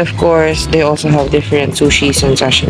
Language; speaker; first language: English; non-native, local second language; Filipino